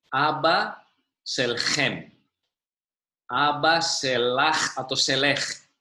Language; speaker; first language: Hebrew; non-native, fluent; Indonesian